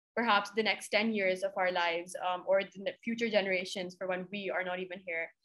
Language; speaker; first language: English; non-native, local second language; Urdu